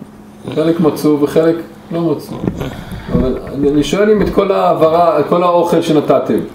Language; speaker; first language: Hebrew; native; Hebrew